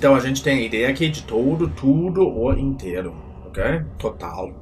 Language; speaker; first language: Portuguese; non-native, fluent; German